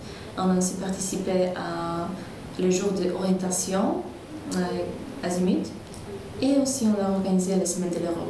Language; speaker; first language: French; non-native, fluent; Polish